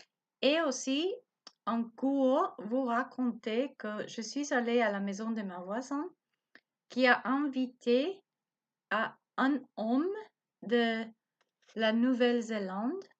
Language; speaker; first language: French; non-native, learner; Spanish